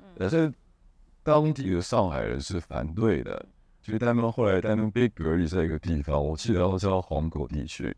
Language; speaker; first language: Chinese; non-native, fluent; Hebrew